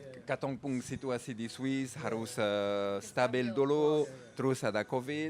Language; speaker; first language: Indonesian; non-native, fluent; French